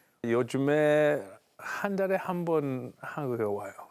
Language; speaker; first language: Korean; early bilingual, heritage; English